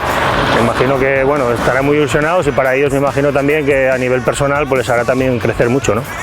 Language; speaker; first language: Spanish; native; Spanish